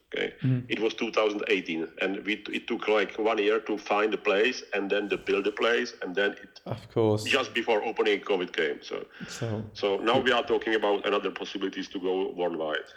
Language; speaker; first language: English; non-native, learner; Czech